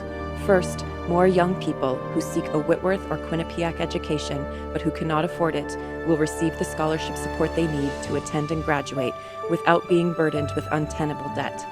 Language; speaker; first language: English; native; English